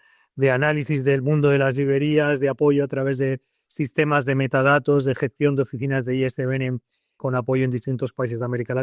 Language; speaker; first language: Spanish; native; Spanish